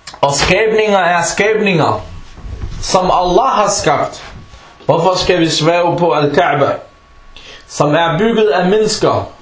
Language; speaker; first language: Danish; non-native, fluent; Arabic